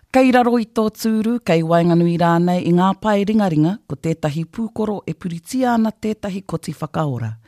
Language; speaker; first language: Māori; native; Māori